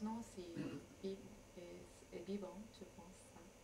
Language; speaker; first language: French; non-native, learner; Japanese